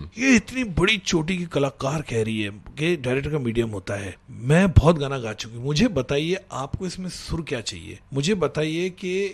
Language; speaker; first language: Hindi; native; Hindi